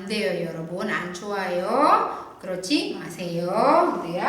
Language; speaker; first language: Korean; non-native, fluent; Indonesian